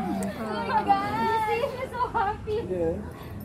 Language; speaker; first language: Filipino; native; Filipino